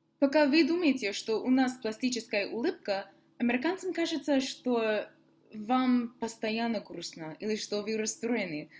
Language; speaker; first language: Russian; non-native, learner; English